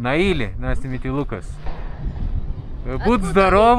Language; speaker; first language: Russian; non-native, learner; Lithuanian